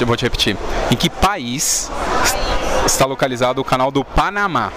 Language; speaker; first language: Portuguese; native; Portuguese